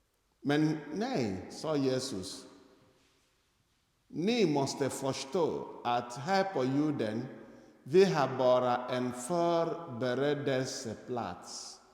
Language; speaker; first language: Swedish; non-native, fluent; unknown